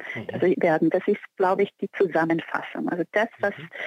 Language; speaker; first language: German; non-native, fluent; Portuguese